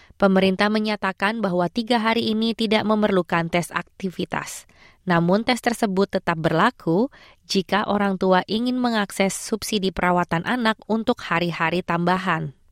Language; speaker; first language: Indonesian; native; Indonesian